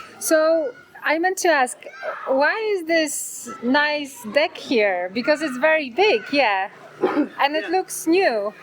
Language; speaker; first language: English; non-native, fluent; Polish